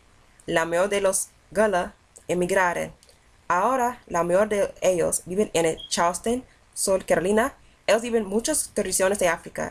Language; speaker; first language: Spanish; non-native, learner; English